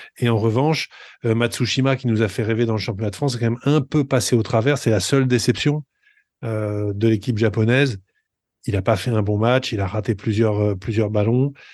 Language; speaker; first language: French; native; French